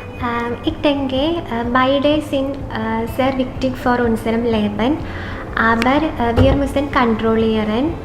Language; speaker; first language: German; non-native, learner; Malayalam